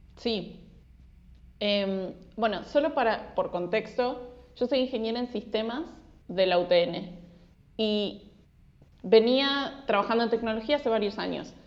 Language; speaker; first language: Spanish; native; Spanish